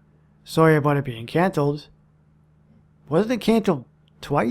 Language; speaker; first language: English; native; English